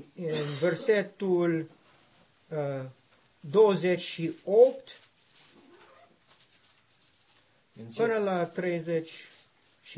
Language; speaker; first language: Romanian; non-native, learner; English